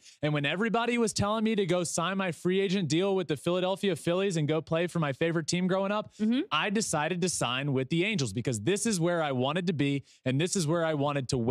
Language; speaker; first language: English; native; English